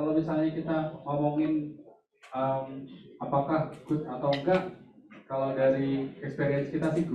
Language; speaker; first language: Indonesian; native; Indonesian